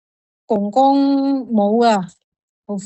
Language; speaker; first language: Chinese; non-native, learner; Indonesian